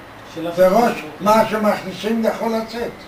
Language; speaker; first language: Hebrew; non-native, fluent; Polish